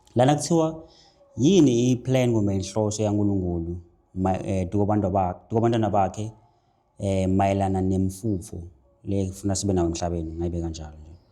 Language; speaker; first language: Zulu; non-native, local second language; Swati